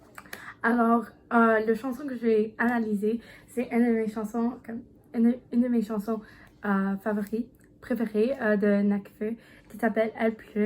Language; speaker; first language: French; non-native, learner; English